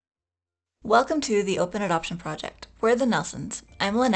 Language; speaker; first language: English; native; English